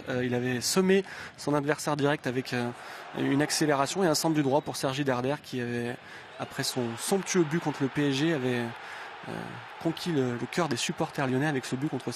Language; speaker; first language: French; native; French